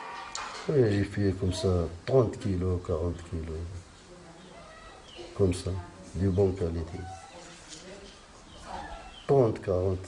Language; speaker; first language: French; non-native, local second language; Arabic